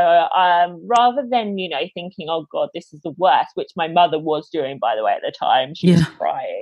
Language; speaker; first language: English; native; English